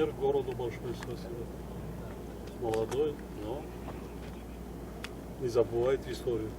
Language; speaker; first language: Russian; non-native, local second language; Tajik